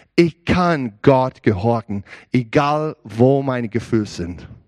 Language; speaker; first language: German; non-native, learner; English